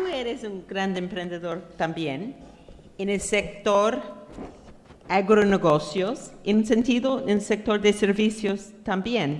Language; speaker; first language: Spanish; non-native, fluent; English